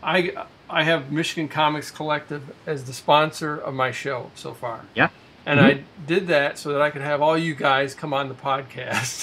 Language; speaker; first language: English; native; English